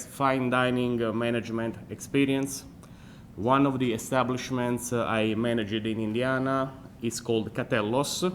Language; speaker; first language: English; non-native, fluent; Italian